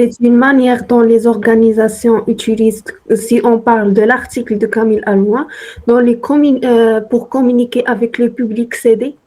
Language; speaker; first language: French; non-native, learner; Arabic